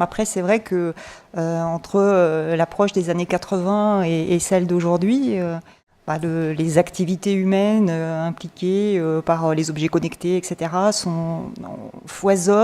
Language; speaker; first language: French; native; French